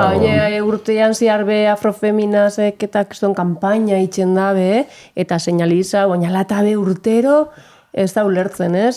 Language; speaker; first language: Basque; native; Basque